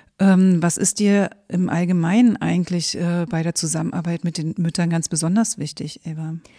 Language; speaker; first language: German; native; German